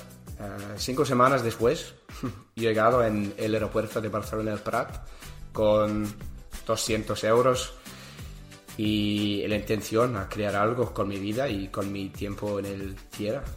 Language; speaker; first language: Spanish; non-native, learner; English